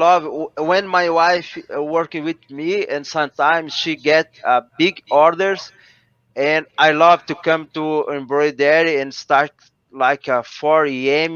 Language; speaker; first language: English; non-native, learner; Portuguese